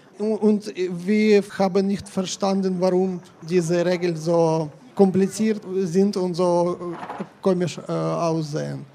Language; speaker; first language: German; non-native, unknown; Ukrainian